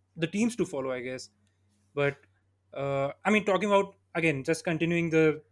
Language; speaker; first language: English; non-native, local second language; Hindi